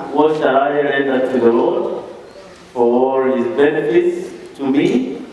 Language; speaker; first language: English; non-native, local second language; Swahili